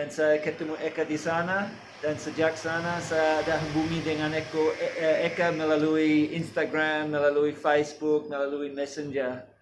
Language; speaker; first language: Indonesian; non-native, fluent; English